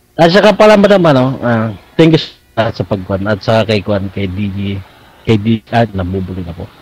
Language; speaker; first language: Filipino; native; Filipino